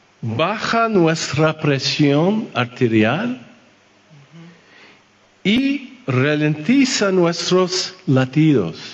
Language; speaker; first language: Spanish; non-native, fluent; French